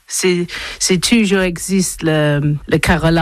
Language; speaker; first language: French; non-native, learner; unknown